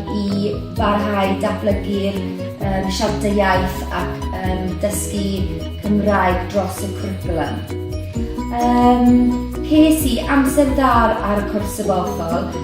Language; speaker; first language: Welsh; non-native, learner; English